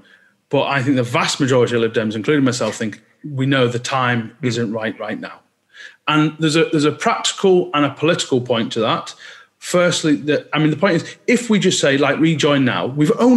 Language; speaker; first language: English; native; English